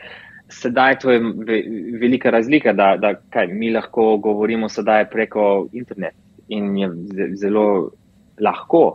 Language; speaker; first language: Slovenian; early bilingual, heritage; English